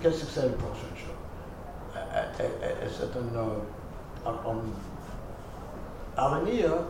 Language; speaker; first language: French; non-native, fluent; English